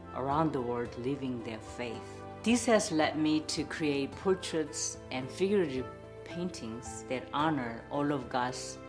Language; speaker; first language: English; non-native, fluent; Korean